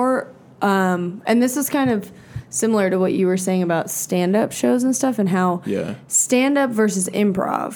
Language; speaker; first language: English; native; English